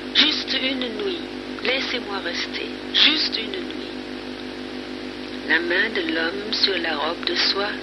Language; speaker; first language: French; non-native, fluent; German